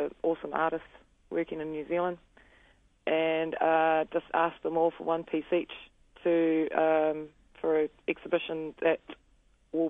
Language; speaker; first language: English; native; English